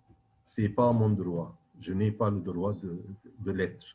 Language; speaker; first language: French; non-native, fluent; Arabic